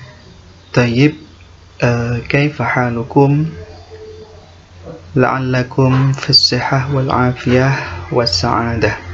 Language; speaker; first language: Arabic; non-native, fluent; Indonesian